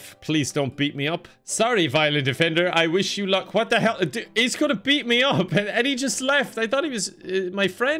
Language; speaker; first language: English; native; English